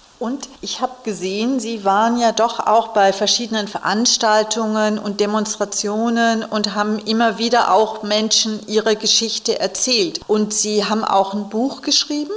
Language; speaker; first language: German; native; German